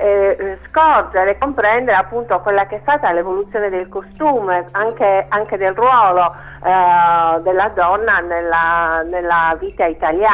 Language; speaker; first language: Italian; native; Italian